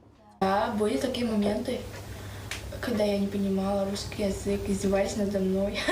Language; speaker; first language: Russian; non-native, learner; Kyrgyz